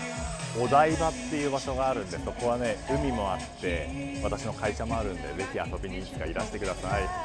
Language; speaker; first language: Japanese; native; Japanese